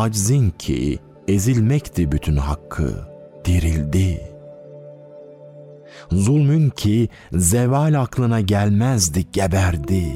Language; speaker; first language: Turkish; native; Turkish